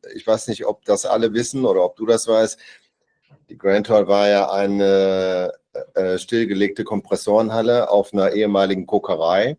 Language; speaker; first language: German; native; German